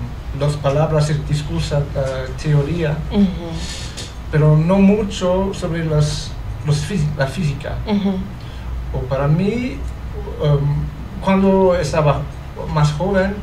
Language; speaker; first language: Spanish; non-native, learner; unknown